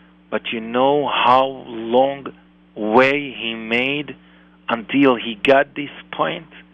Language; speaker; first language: English; non-native, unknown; Hebrew